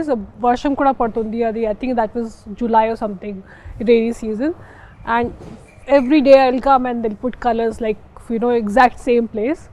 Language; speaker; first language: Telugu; non-native, fluent; Hindi